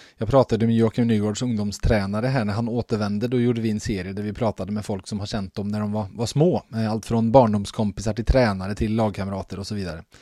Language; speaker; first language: Swedish; native; Swedish